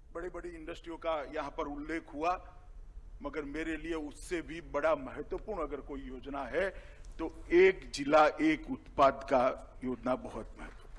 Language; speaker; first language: Hindi; non-native, local second language; Gujarati